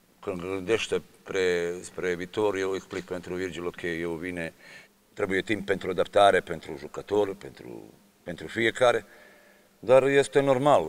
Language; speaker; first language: Romanian; non-native, learner; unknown